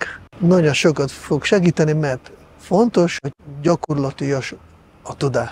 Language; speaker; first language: Hungarian; non-native, fluent; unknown